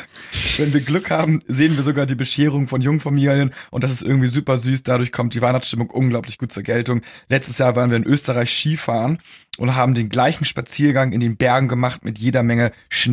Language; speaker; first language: German; native; German